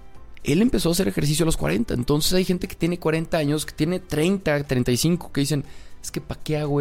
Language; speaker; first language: Spanish; native; Spanish